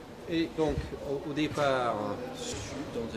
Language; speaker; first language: French; native; French